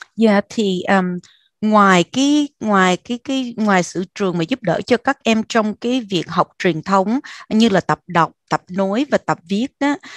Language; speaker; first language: Vietnamese; early bilingual, heritage; Vietnamese